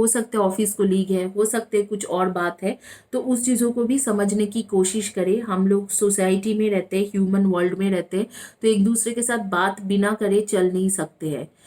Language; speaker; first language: Hindi; non-native, local second language; Bangla